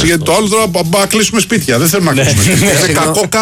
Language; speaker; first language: Greek; native; Greek